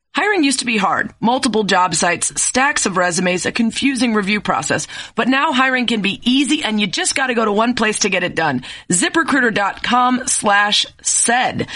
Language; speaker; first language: English; native; English